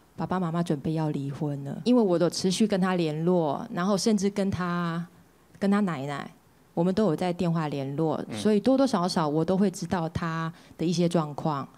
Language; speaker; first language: Chinese; native; Chinese